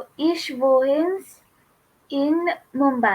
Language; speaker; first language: German; non-native, learner; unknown